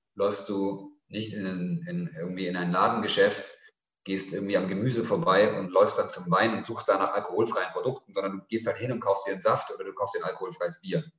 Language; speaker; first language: German; native; German